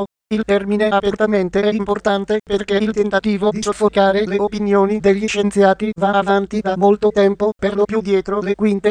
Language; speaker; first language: Italian; native; Italian